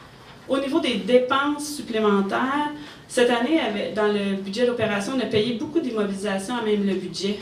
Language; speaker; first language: French; native; French